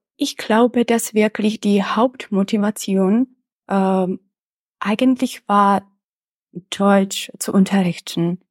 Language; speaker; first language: German; non-native, fluent; Czech